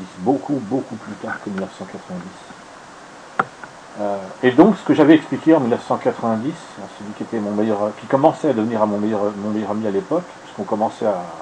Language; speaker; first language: French; native; French